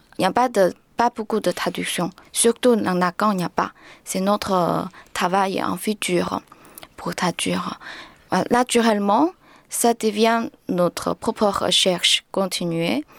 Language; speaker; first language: French; non-native, learner; Chinese